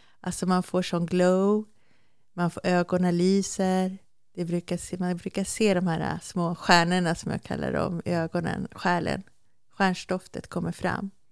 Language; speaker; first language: Swedish; early bilingual, other home language; Spanish